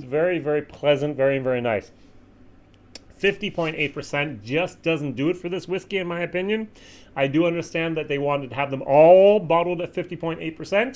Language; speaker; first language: English; native; English